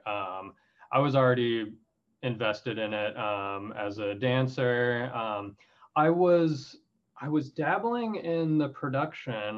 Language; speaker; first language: English; native; English